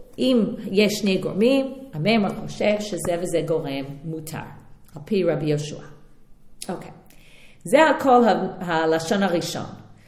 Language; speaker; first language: Hebrew; non-native, fluent; English